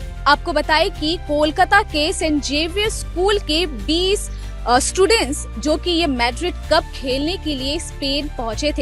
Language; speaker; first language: Hindi; native; Hindi